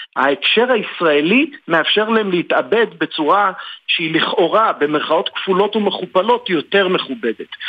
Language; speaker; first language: Hebrew; native; Hebrew